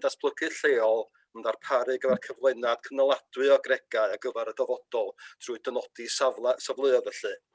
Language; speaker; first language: Welsh; native; Welsh